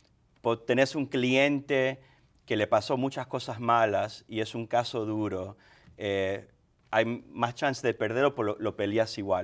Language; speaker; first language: Spanish; early bilingual, other home language; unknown